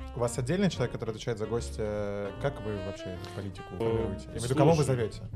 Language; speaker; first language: Russian; native; Russian